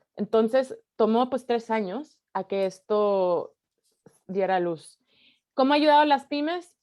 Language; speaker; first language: Spanish; early bilingual, heritage; Spanish